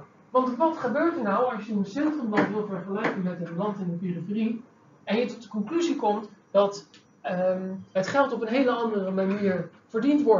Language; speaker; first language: Dutch; native; Dutch